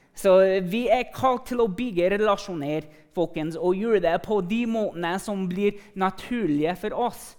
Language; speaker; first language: Norwegian; early bilingual, other home language; English